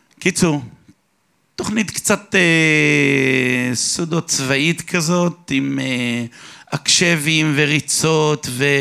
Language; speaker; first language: Hebrew; early bilingual, other home language; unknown